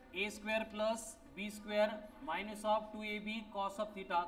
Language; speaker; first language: Hindi; non-native, local second language; Marathi